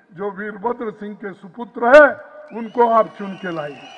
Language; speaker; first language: Hindi; non-native, local second language; Kannada